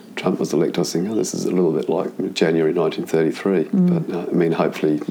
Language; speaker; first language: English; native; English